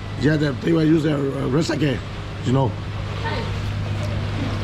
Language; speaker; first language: English; non-native, learner; Burmese